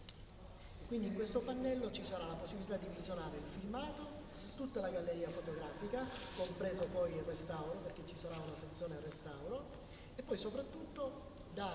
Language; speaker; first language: Italian; native; Italian